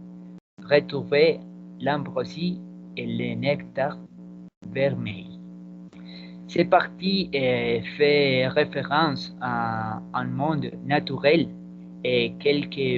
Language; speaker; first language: French; non-native, learner; Spanish